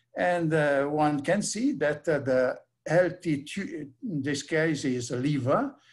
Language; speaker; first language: English; non-native, fluent; Italian